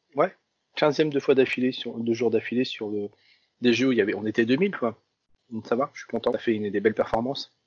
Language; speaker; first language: French; early bilingual, other home language; Vietnamese